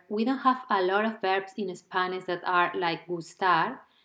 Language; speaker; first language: English; non-native, fluent; Spanish